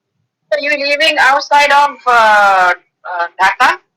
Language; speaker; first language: English; non-native, learner; Bangla